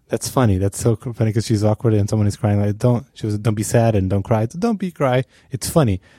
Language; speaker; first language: English; non-native, fluent; Portuguese